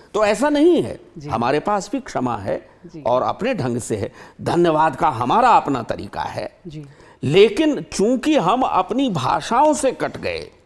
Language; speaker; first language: Hindi; native; Hindi